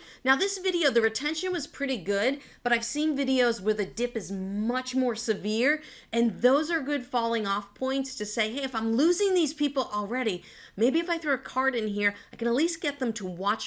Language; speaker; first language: English; native; English